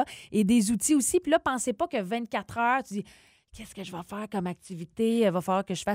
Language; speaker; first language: French; native; French